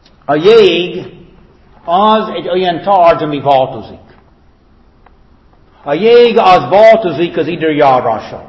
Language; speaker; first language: Hungarian; non-native, fluent; English